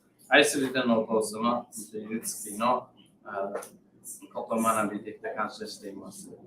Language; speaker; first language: Japanese; non-native, learner; English